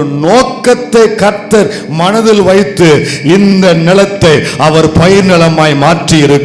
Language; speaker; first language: Tamil; native; Tamil